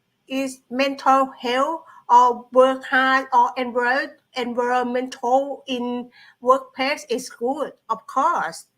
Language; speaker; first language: English; non-native, learner; Thai